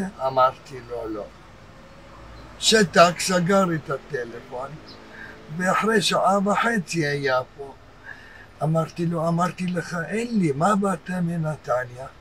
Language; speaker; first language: Hebrew; early bilingual, other home language; Arabic